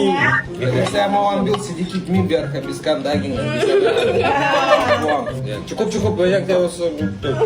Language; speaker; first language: Indonesian; non-native, learner; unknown